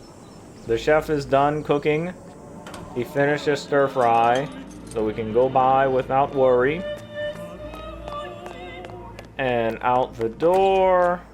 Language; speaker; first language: English; native; English